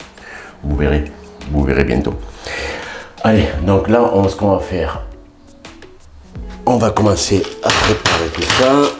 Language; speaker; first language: French; native; French